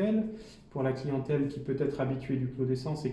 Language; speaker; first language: French; native; French